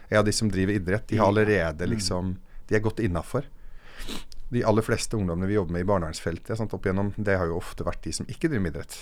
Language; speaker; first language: Norwegian; early bilingual, other home language; Arabic